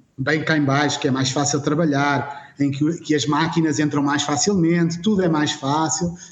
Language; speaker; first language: Portuguese; native; Portuguese